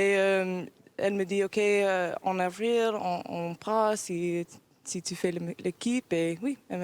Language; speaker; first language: French; early bilingual, heritage; English